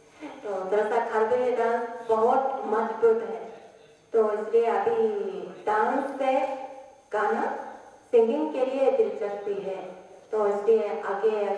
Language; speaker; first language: Hindi; non-native, learner; Japanese